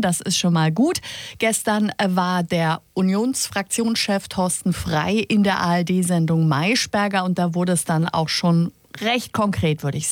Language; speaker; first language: German; native; German